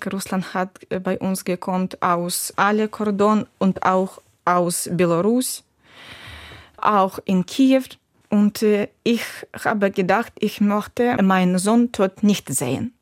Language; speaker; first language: German; non-native, learner; Ukrainian